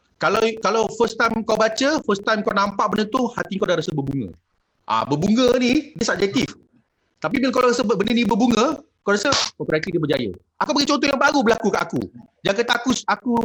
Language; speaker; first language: Malay; native; Malay